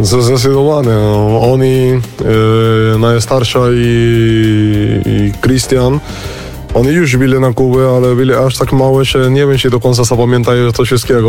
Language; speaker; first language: Polish; non-native, learner; Spanish